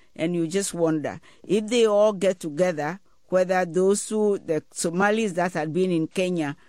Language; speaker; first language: English; non-native, local second language; Ewe